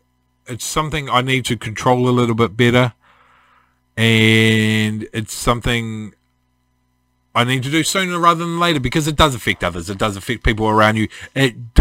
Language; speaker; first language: English; native; English